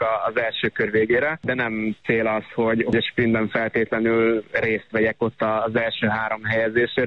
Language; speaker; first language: Hungarian; native; Hungarian